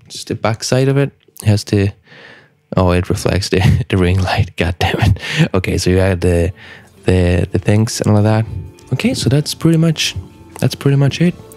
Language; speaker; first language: English; non-native, fluent; Spanish